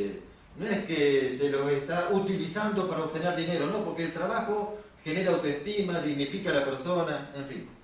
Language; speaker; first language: Spanish; native; Spanish